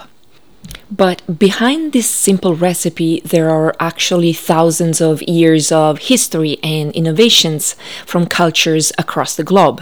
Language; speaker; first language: English; non-native, fluent; Italian